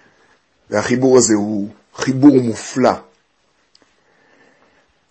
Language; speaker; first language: Hebrew; native; Hebrew